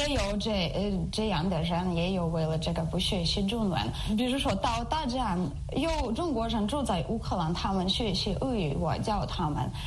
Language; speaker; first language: Chinese; non-native, learner; Ukrainian